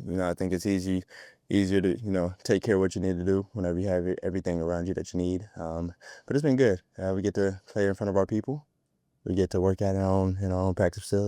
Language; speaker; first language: English; native; English